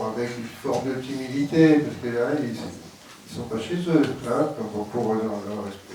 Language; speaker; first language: French; native; French